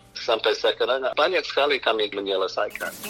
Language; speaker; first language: Indonesian; non-native, fluent; English